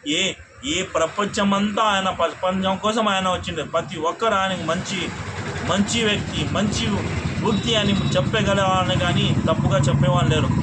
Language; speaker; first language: Telugu; non-native, local second language; Urdu